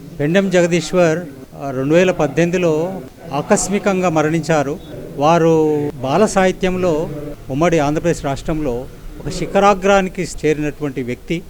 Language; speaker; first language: Telugu; native; Telugu